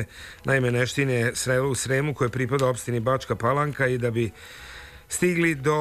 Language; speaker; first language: Serbian; native; Serbian